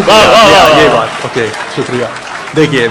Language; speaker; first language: Urdu; non-native, fluent; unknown